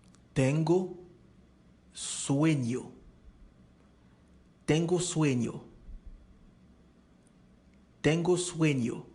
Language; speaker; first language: Spanish; non-native, learner; Haitian Creole